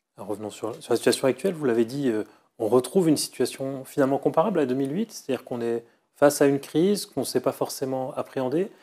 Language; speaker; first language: French; native; French